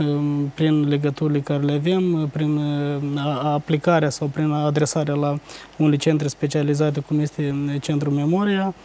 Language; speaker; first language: Romanian; native; Romanian